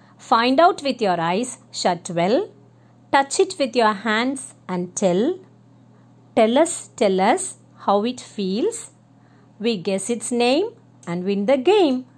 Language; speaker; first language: English; non-native, local second language; Tamil